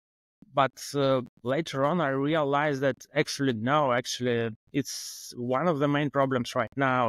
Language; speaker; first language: English; non-native, fluent; Russian